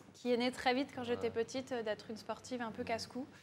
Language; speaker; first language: French; native; French